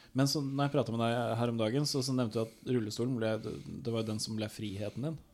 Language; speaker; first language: Norwegian; native; Norwegian